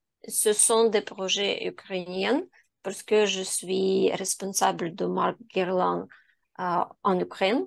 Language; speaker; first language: French; non-native, learner; Ukrainian